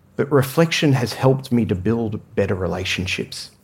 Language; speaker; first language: English; native; English